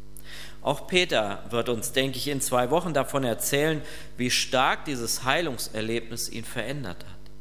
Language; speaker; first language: German; native; German